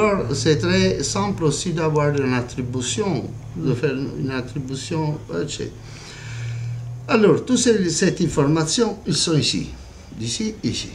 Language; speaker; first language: French; non-native, fluent; Italian